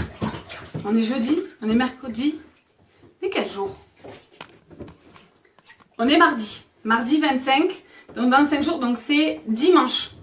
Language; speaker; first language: French; native; French